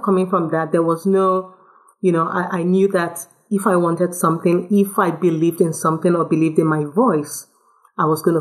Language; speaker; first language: English; non-native, local second language; Yoruba